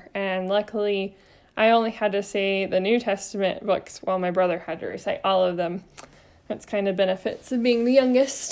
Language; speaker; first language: English; native; English